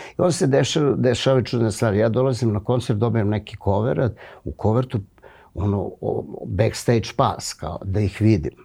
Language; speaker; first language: Serbian; native; Serbian